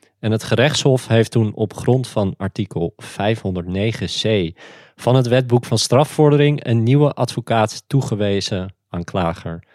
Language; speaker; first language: Dutch; native; Dutch